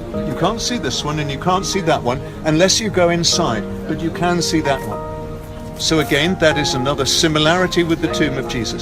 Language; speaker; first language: English; native; English